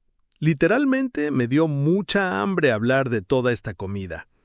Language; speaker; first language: Spanish; non-native, fluent; English